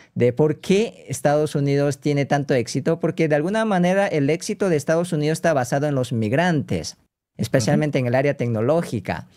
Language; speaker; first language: Spanish; non-native, fluent; Korean